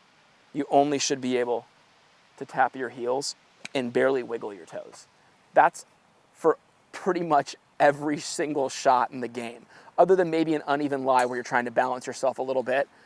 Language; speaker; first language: English; native; English